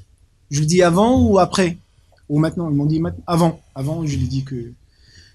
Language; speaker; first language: French; non-native, local second language; Arabic